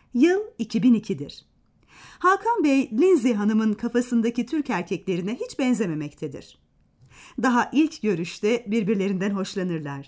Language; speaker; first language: Turkish; native; Turkish